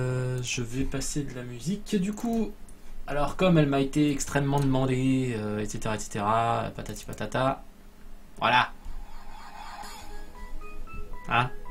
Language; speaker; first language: French; native; French